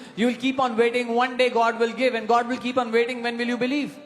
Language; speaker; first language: English; non-native, local second language; Hindi